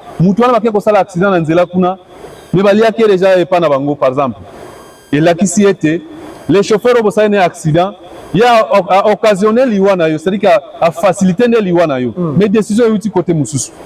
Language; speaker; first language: Lingala; non-native, local second language; Kongo